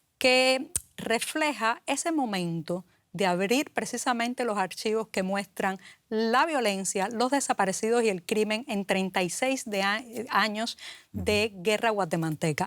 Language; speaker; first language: Spanish; native; Spanish